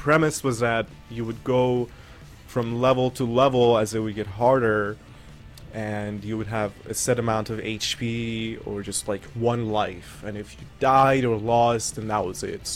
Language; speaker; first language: English; non-native, fluent; Persian